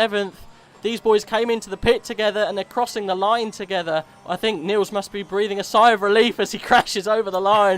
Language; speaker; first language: English; native; English